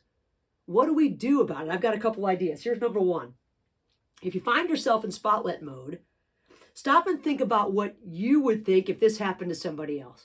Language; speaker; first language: English; native; English